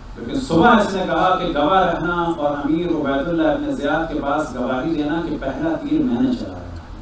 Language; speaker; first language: Urdu; native; Urdu